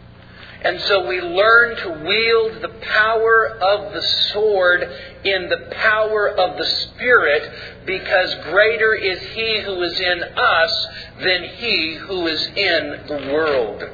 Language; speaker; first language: English; native; English